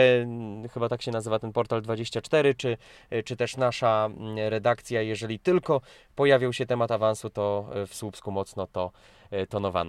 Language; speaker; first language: Polish; native; Polish